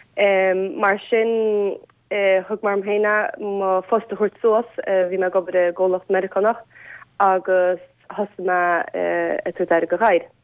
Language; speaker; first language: Irish; native; Irish